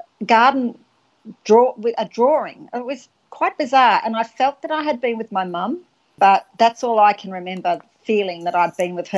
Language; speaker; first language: English; native; English